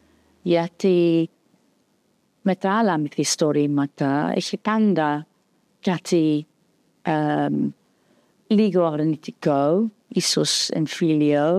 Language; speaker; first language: Greek; non-native, fluent; English